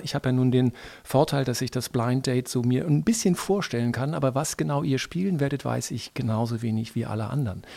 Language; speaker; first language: German; native; German